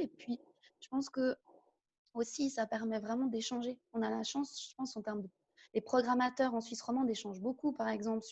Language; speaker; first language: French; native; French